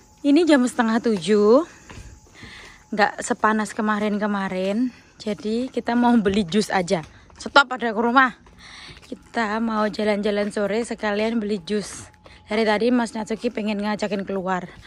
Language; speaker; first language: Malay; non-native, local second language; Javanese